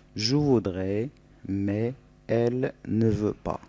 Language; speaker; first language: French; non-native, local second language; Arabic